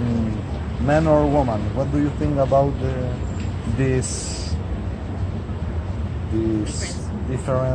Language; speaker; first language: English; non-native, learner; Spanish